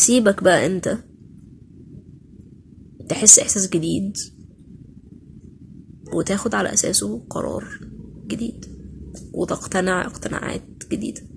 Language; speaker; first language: Arabic; native; Arabic